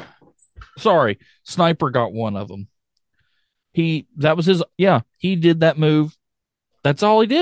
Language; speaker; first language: English; native; English